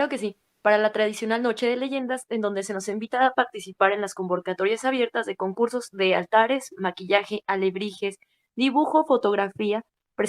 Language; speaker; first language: Spanish; native; Spanish